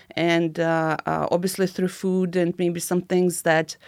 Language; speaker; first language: English; non-native, fluent; Ukrainian